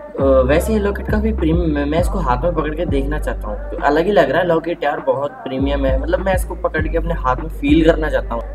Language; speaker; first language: Hindi; native; Hindi